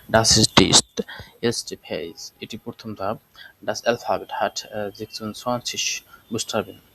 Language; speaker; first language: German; non-native, learner; Bangla